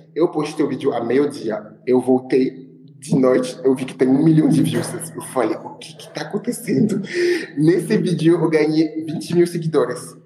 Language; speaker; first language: Portuguese; non-native, fluent; French